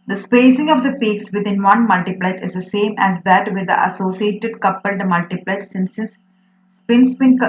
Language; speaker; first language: English; non-native, local second language; Malayalam